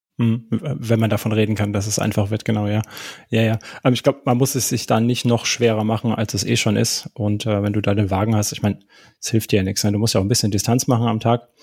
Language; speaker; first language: German; native; German